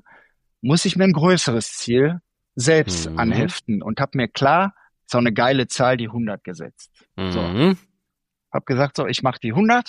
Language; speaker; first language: German; native; German